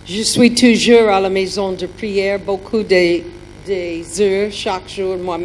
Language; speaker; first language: French; non-native, learner; German